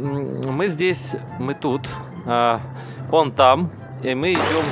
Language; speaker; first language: Russian; native; Russian